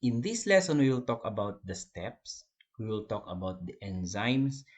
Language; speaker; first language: English; non-native, local second language; Filipino